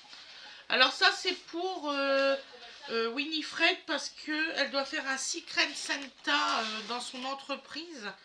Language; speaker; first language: French; native; French